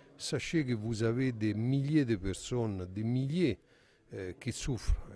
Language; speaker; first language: French; non-native, fluent; Italian